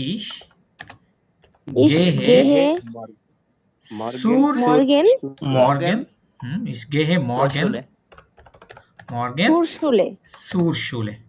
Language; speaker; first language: German; non-native, fluent; Bangla